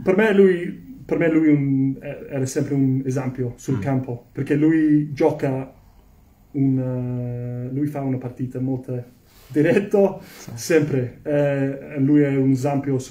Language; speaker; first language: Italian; non-native, learner; English